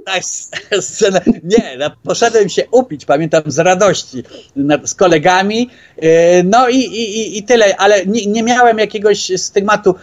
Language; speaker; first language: Polish; native; Polish